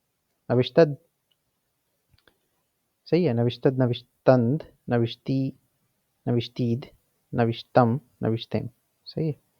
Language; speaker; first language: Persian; non-native, fluent; Urdu